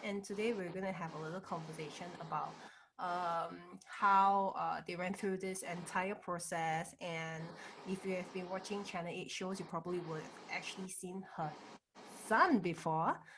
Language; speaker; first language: English; non-native, local second language; Chinese